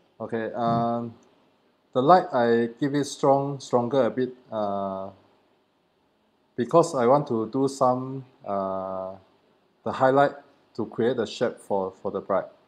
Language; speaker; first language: English; non-native, learner; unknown